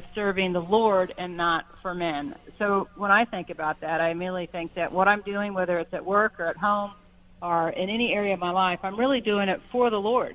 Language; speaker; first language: English; native; English